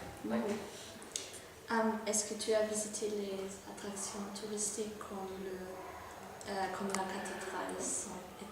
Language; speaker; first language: French; non-native, learner; German